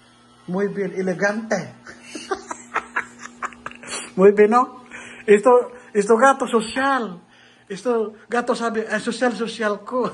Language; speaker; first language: Spanish; non-native, learner; Filipino